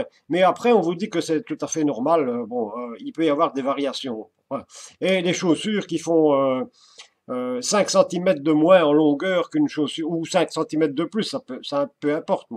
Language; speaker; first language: French; native; French